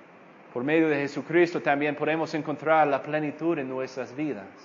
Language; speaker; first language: Spanish; non-native, fluent; English